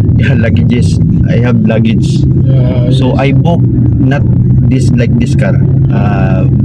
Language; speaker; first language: English; non-native, learner; Filipino